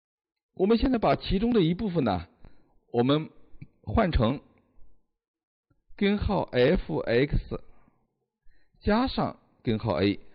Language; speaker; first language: Chinese; native; Chinese